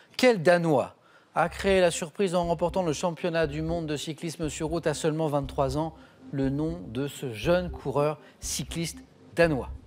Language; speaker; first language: French; native; French